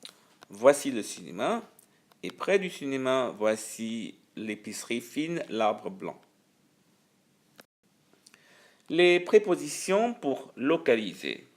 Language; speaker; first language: French; non-native, fluent; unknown